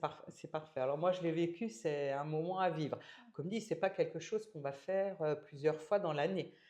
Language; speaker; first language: French; native; French